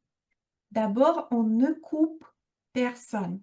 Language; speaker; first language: French; non-native, fluent; Russian